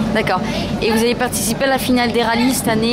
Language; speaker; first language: French; native; French